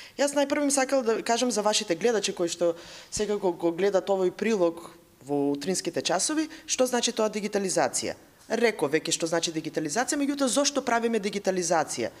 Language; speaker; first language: Macedonian; native; Macedonian